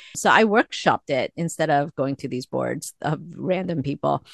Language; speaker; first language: English; early bilingual, other home language; Korean